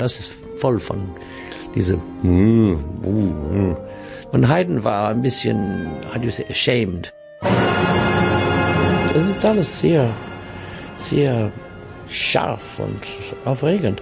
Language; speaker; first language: German; non-native, fluent; English